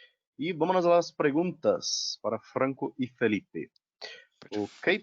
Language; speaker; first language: Spanish; non-native, local second language; Portuguese